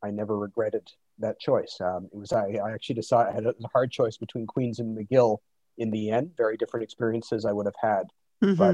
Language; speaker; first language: English; native; English